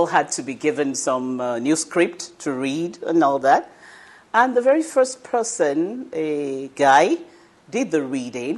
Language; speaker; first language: English; non-native, local second language; Yoruba